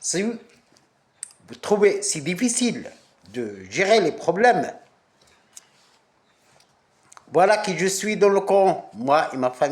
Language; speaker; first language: French; non-native, local second language; Arabic